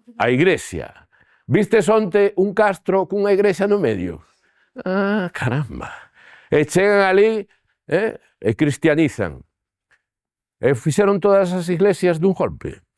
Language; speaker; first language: Galician; native; Galician